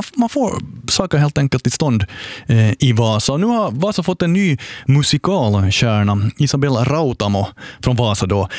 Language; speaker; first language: Swedish; native; Swedish